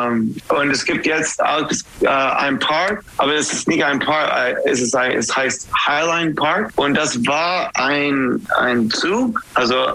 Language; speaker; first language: German; non-native, learner; English